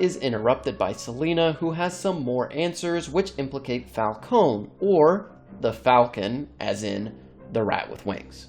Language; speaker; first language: English; native; English